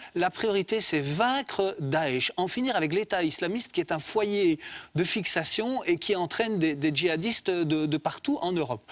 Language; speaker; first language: French; native; French